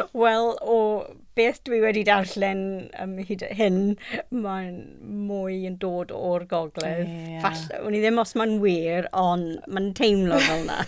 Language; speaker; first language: Welsh; non-native, local second language; English